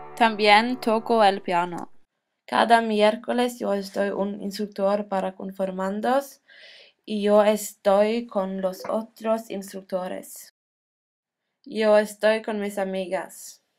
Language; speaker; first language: Spanish; non-native, learner; Norwegian